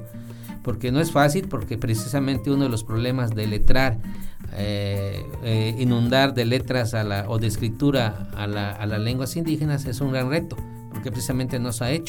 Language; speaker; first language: Spanish; native; Spanish